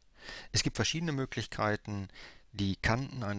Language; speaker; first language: German; native; German